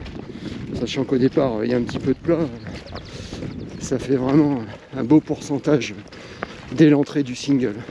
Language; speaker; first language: French; native; French